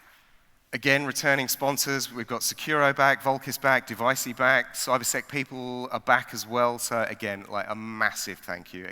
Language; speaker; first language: English; native; English